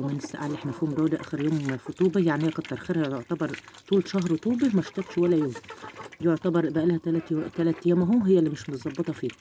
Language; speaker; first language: Arabic; native; Arabic